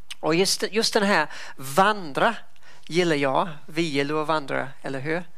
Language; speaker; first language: Swedish; non-native, fluent; English